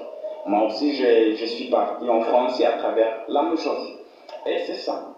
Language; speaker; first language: French; non-native, fluent; Portuguese